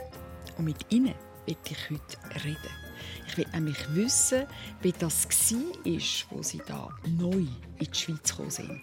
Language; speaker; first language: German; native; German